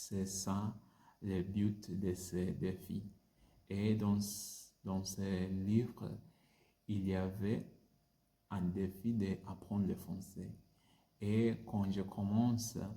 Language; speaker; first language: French; non-native, learner; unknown